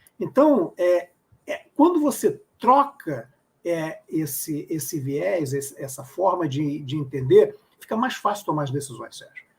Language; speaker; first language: Portuguese; native; Portuguese